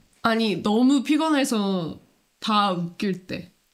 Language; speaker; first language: Korean; non-native, fluent; English